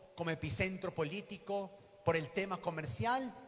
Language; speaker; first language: Spanish; native; Spanish